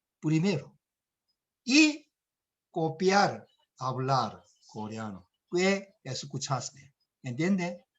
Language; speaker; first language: Spanish; non-native, learner; Korean